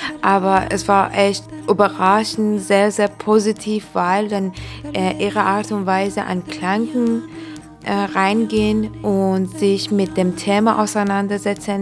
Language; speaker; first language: German; non-native, learner; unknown